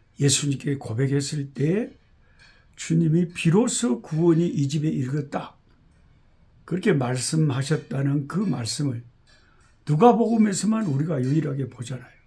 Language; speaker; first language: Korean; native; Korean